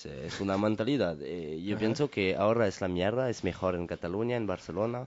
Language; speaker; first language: Spanish; non-native, learner; French